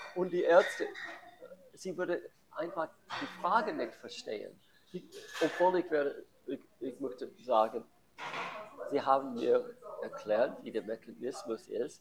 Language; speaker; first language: German; non-native, learner; English